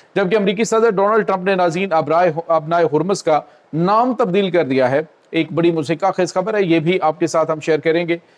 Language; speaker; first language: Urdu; native; Urdu